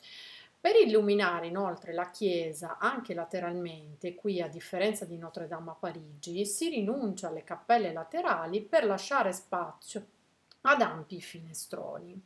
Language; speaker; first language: Italian; native; Italian